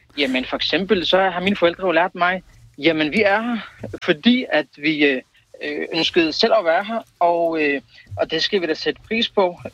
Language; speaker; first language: Danish; early bilingual, other home language; Kurdish